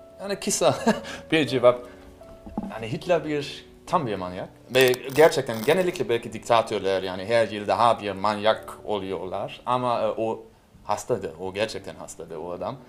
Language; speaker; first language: Turkish; non-native, learner; German